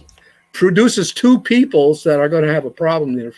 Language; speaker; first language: English; native; English